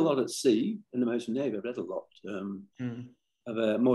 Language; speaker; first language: English; native; English